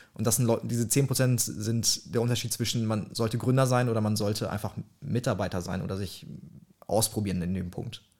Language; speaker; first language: German; early bilingual, other home language; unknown